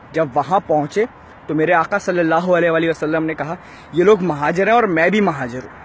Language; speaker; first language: Urdu; native; Urdu